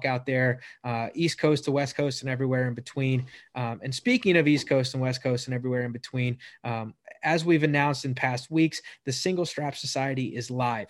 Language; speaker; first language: English; native; English